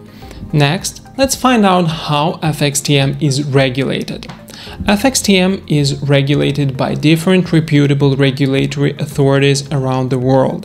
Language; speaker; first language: English; non-native, fluent; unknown